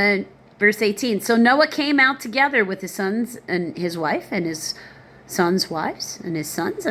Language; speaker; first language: English; native; English